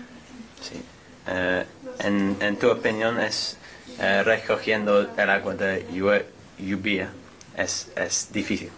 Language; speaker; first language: Spanish; non-native, learner; English